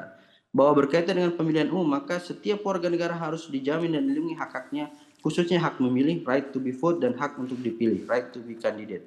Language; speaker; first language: Indonesian; native; Indonesian